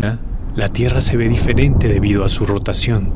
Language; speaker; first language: Spanish; native; Spanish